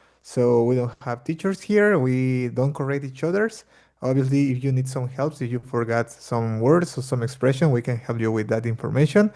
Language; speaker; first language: English; non-native, fluent; Portuguese